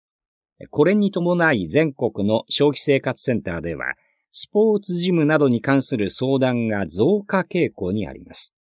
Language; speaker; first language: Japanese; native; Japanese